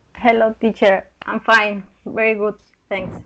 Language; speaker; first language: English; non-native, learner; Spanish